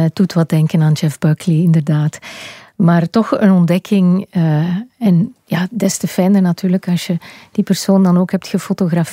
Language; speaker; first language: Dutch; native; Dutch